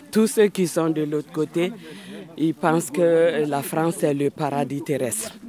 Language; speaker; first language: French; non-native, local second language; Bambara